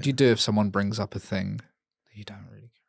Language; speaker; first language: English; native; English